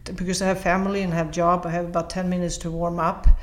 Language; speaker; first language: English; non-native, fluent; Swedish